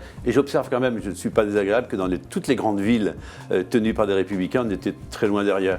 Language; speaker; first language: French; native; French